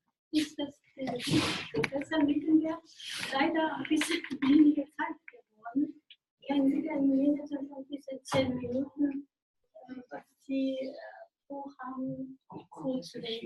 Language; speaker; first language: German; non-native, fluent; Japanese